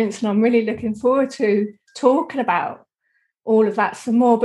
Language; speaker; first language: English; native; English